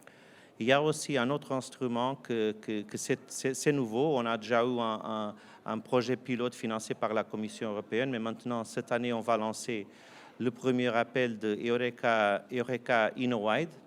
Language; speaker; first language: French; non-native, fluent; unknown